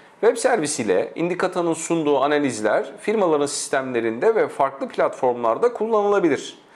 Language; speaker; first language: Turkish; native; Turkish